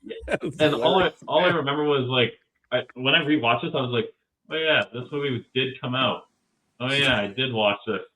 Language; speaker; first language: English; native; English